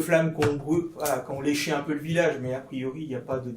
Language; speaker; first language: French; native; French